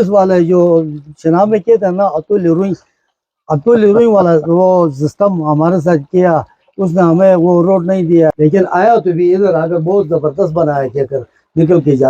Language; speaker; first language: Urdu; non-native, local second language; Shina